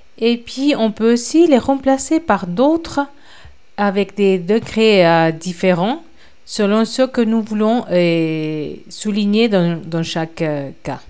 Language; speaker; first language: French; non-native, fluent; Spanish